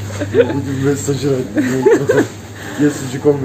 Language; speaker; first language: Russian; non-native, learner; Turkish